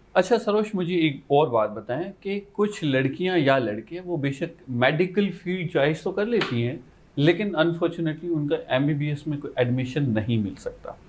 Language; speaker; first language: Urdu; native; Urdu